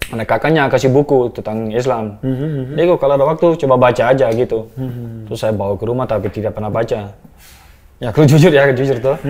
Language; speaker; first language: Indonesian; non-native, fluent; Dutch